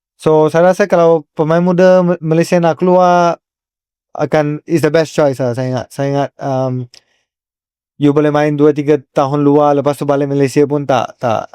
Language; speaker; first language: Malay; native; Malay